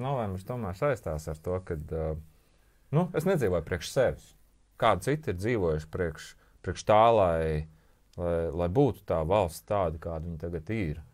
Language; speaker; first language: Latvian; native; Latvian